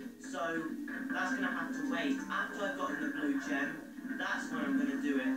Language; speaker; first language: English; native; English